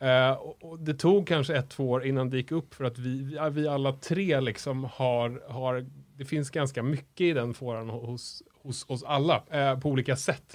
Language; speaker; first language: Swedish; native; Swedish